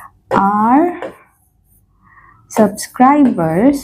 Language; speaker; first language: English; non-native, local second language; Bangla